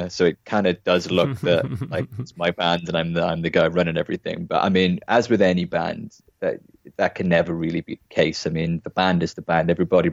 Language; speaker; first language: English; native; English